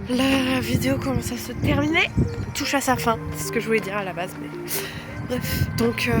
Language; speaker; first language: French; native; French